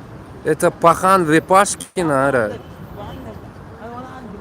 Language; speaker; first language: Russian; non-native, fluent; Turkmen